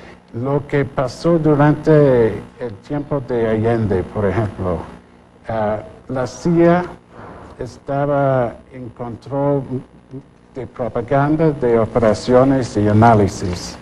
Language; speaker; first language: Spanish; non-native, fluent; English